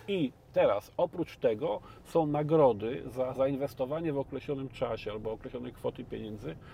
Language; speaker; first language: Polish; native; Polish